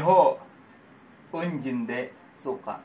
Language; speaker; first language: Japanese; non-native, learner; Filipino